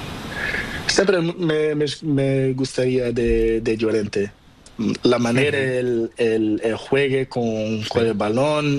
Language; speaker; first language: Spanish; non-native, learner; Portuguese